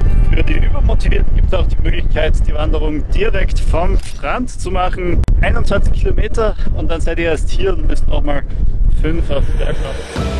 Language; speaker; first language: German; native; German